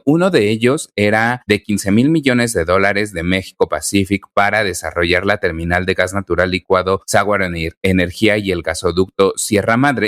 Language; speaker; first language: Spanish; native; Spanish